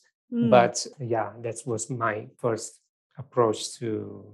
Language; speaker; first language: English; non-native, fluent; Italian